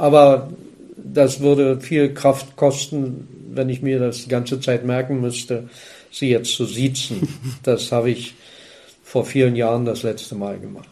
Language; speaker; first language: German; native; German